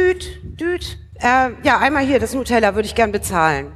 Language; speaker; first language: German; native; German